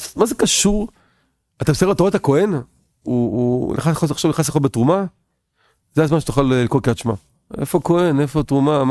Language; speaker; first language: Hebrew; native; Hebrew